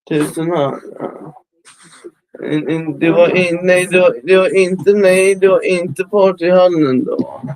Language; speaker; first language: Swedish; early bilingual, other home language; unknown